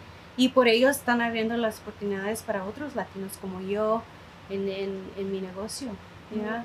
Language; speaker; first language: Spanish; early bilingual, heritage; Spanish